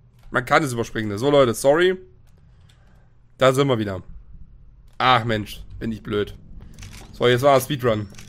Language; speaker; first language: German; native; German